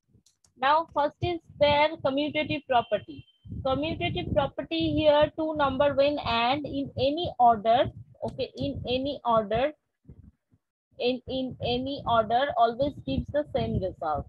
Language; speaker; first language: English; non-native, local second language; Bangla